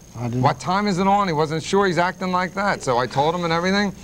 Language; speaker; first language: English; native; English